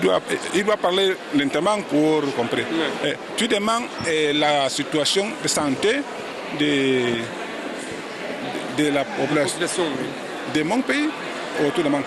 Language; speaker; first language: French; non-native, learner; Spanish